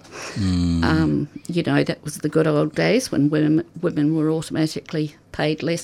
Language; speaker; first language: English; native; English